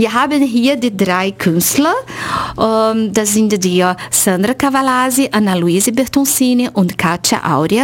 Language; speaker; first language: German; non-native, fluent; Portuguese